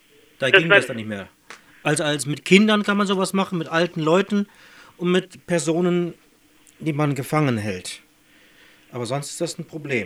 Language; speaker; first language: German; native; German